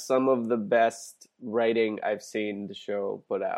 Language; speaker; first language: English; non-native, local second language; Hindi